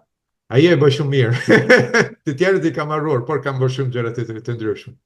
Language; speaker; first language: Albanian; non-native, fluent; Italian